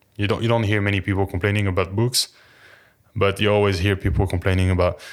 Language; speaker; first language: English; non-native, fluent; French